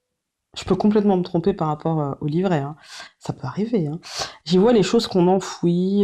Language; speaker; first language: French; native; French